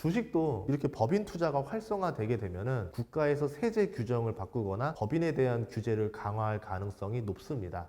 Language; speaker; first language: Korean; native; Korean